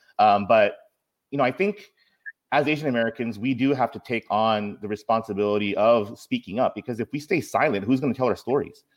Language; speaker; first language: English; native; English